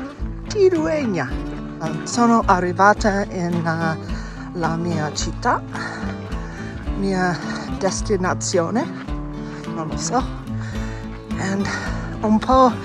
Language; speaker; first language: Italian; non-native, learner; English